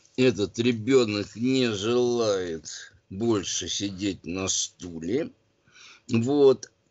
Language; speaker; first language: Russian; native; Russian